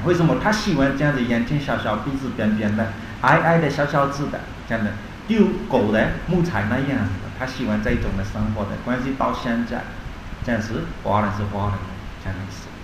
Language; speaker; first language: Chinese; non-native, learner; Burmese